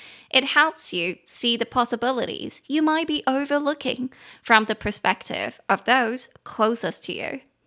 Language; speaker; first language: English; non-native, fluent; Chinese